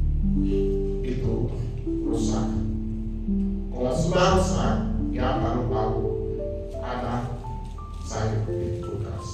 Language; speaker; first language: Indonesian; non-native, fluent; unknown